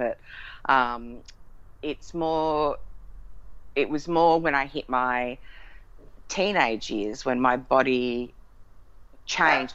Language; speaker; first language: English; native; English